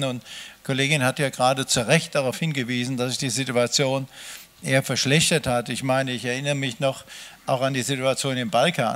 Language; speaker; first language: German; native; German